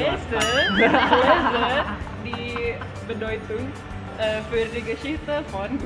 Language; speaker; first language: German; non-native, learner; Indonesian